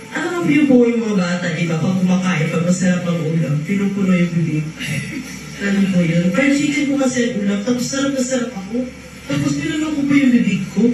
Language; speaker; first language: Filipino; non-native, local second language; Cebuano